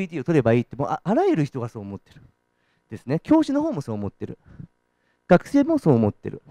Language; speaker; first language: Japanese; native; Japanese